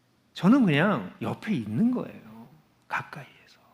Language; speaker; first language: Korean; native; Korean